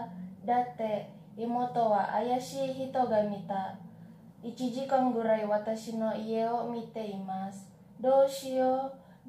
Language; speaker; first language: Japanese; non-native, learner; Indonesian